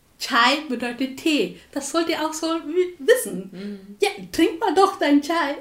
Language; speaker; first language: German; non-native, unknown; Tamil